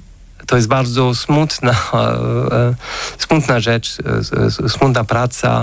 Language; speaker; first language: Polish; non-native, fluent; French